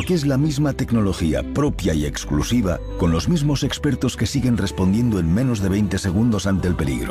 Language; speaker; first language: Spanish; native; Spanish